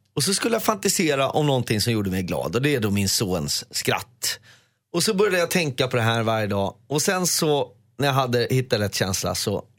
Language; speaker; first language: Swedish; native; Swedish